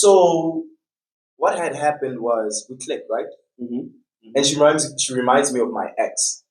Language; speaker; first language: English; non-native, local second language; Tswana